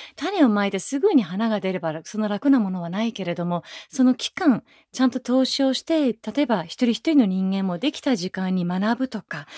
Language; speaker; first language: Japanese; early bilingual, other home language; Persian